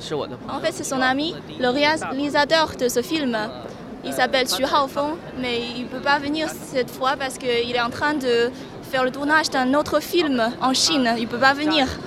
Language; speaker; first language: French; non-native, fluent; Chinese